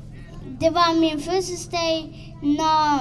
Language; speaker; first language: Danish; early bilingual, other home language; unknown